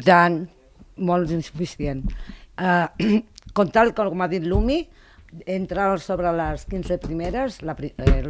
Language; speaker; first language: Catalan; non-native, local second language; Spanish